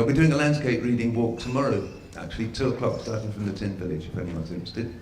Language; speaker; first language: English; native; English